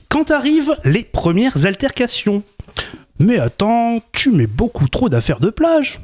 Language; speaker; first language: French; native; French